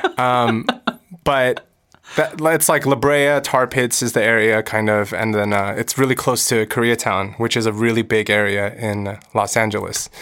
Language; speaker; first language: English; early bilingual, other home language; Korean